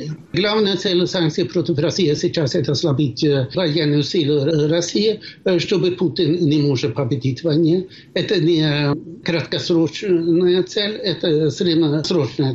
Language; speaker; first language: Russian; non-native, fluent; Swedish